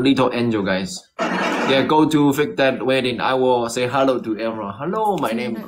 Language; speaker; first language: English; non-native, learner; Chinese